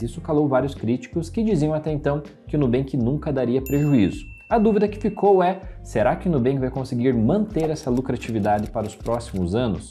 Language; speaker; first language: Portuguese; native; Portuguese